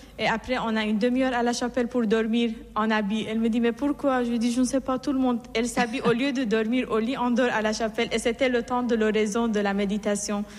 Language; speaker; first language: French; non-native, fluent; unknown